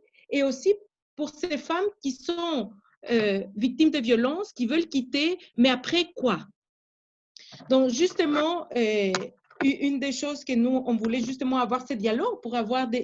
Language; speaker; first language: French; non-native, fluent; Spanish